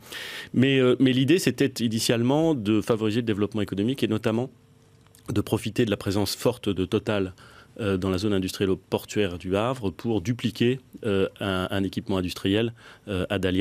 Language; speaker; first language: French; native; French